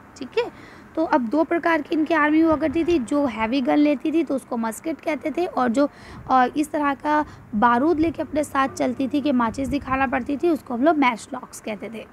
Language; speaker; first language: Hindi; native; Hindi